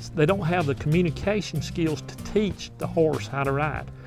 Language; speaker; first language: English; native; English